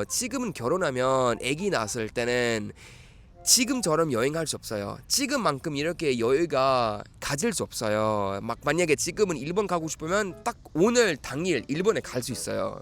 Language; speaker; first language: Korean; non-native, fluent; Swedish